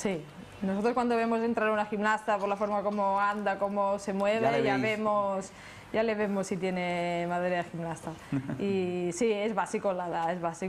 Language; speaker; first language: Spanish; native; Spanish